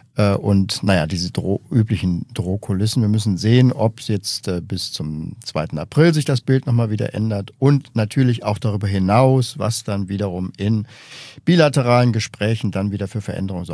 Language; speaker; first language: German; native; German